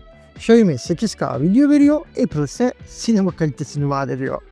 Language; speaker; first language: Turkish; native; Turkish